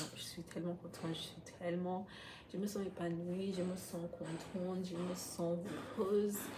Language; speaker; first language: French; non-native, fluent; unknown